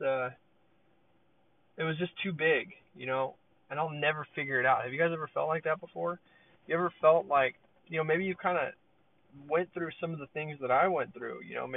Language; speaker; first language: English; native; English